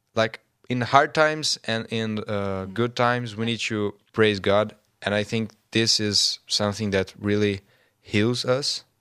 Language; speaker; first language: English; non-native, learner; Portuguese